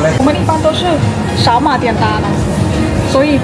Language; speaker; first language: Chinese; non-native, learner; Thai